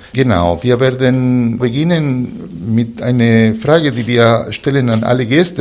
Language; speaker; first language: German; non-native, fluent; Spanish